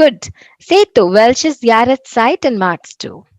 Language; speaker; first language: German; non-native, fluent; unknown